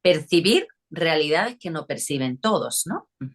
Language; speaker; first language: Spanish; native; Spanish